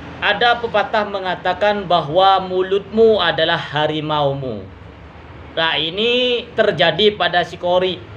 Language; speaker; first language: Indonesian; non-native, local second language; Madurese